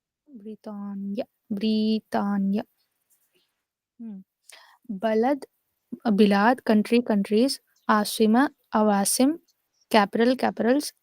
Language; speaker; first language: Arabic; non-native, learner; Urdu